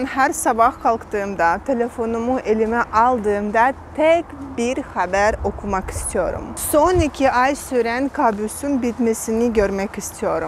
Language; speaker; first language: Turkish; non-native, fluent; Russian